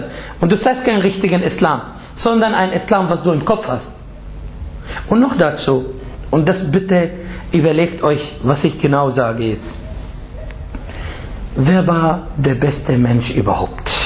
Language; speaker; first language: German; non-native, fluent; Arabic